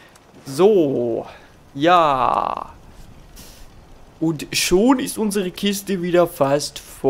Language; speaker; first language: German; native; German